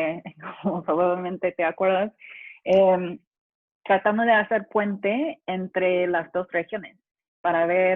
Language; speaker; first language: Spanish; non-native, fluent; English